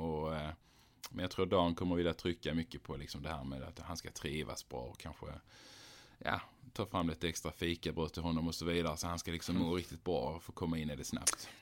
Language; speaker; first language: Swedish; native; Swedish